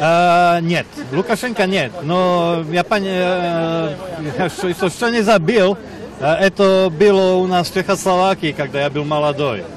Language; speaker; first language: Russian; non-native, learner; Slovak